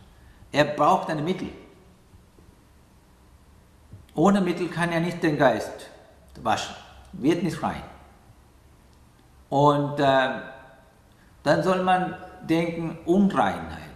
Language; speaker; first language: German; non-native, learner; Sinhala